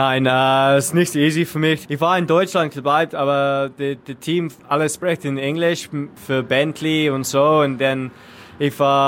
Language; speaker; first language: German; non-native, learner; English